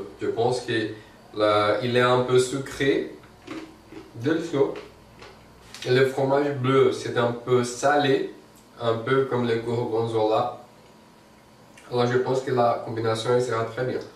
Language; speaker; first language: French; non-native, fluent; Portuguese